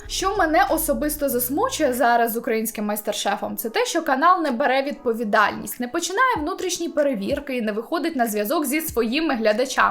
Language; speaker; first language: Ukrainian; native; Ukrainian